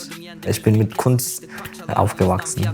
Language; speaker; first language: German; non-native, learner; Turkish